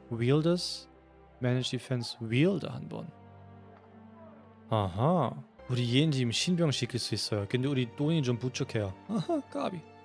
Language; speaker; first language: Korean; non-native, fluent; German